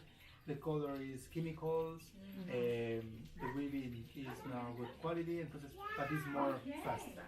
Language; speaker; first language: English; non-native, learner; Spanish